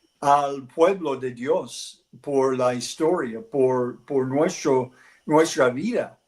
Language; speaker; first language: Spanish; non-native, learner; English